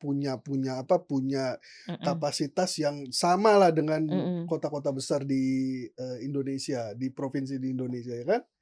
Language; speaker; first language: Indonesian; native; Indonesian